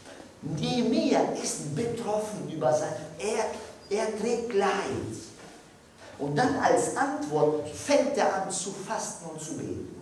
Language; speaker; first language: German; non-native, fluent; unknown